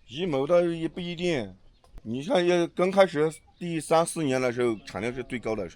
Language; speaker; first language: Chinese; native; Chinese